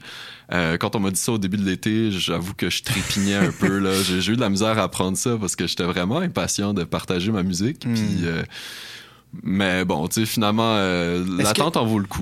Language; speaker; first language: French; native; French